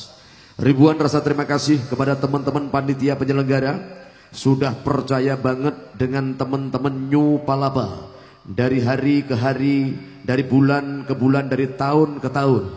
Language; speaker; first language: Indonesian; non-native, local second language; Javanese